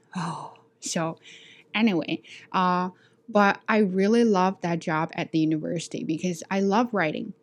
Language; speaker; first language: English; non-native, fluent; Chinese